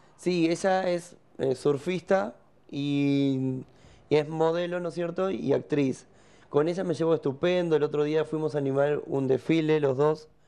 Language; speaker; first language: Spanish; native; Spanish